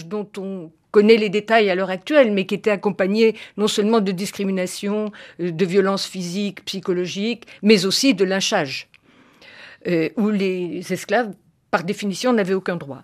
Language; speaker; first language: French; native; French